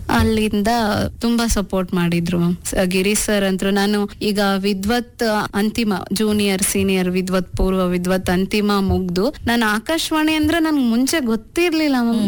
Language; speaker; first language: Kannada; non-native, local second language; Urdu